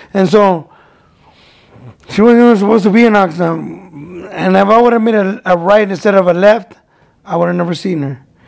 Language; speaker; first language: English; early bilingual, other home language; Spanish